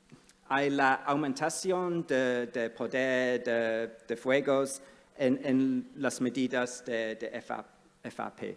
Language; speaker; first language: Spanish; non-native, fluent; English